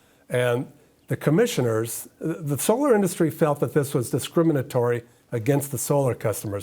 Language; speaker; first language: English; native; English